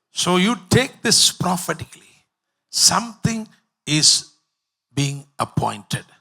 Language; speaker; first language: English; non-native, local second language; Tamil